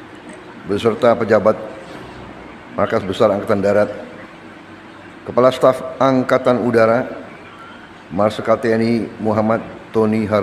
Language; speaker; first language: Indonesian; native; Indonesian